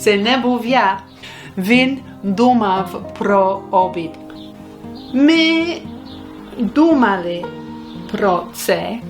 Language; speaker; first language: Ukrainian; non-native, learner; English